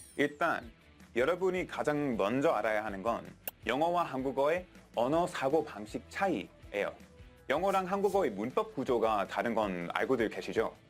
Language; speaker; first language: Korean; non-native, fluent; English